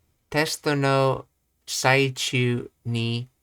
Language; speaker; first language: Japanese; non-native, learner; English